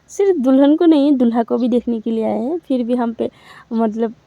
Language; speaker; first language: Hindi; non-native, local second language; Assamese